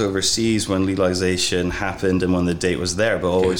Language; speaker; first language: English; native; English